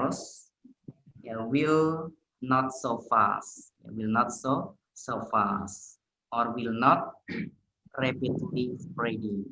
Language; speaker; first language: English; non-native, learner; Indonesian